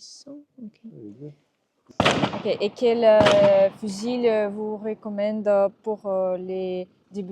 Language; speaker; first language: French; non-native, learner; Russian